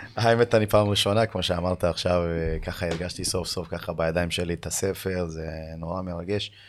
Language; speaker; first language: Hebrew; early bilingual, other home language; Amharic